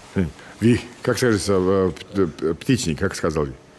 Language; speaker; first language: Russian; non-native, learner; Serbian